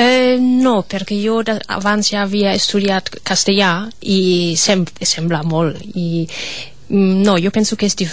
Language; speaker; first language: Catalan; non-native, fluent; German